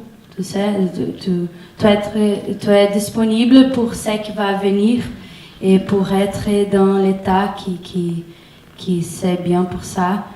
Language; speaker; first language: French; non-native, fluent; Portuguese